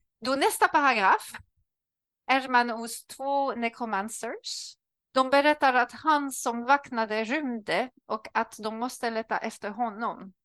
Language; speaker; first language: Swedish; non-native, learner; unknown